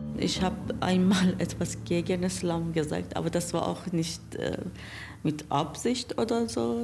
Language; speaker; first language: German; non-native, learner; Persian